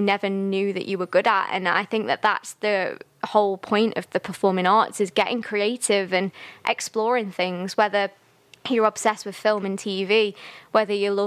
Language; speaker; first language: English; native; English